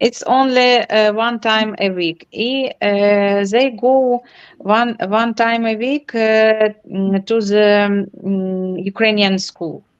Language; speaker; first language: English; non-native, learner; Ukrainian